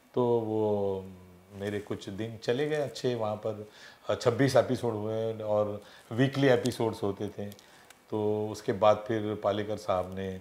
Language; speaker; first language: Hindi; non-native, local second language; Marathi